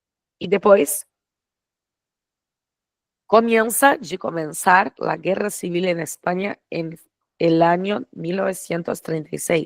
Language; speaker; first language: Spanish; non-native, fluent; Portuguese